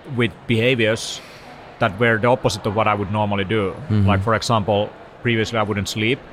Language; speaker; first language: English; non-native, fluent; Finnish